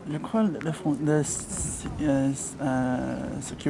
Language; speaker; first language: French; non-native, learner; Chinese